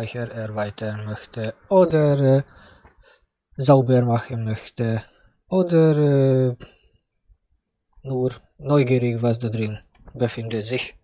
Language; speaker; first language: German; non-native, fluent; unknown